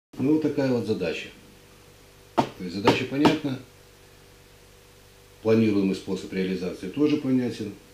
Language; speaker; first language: Russian; native; Russian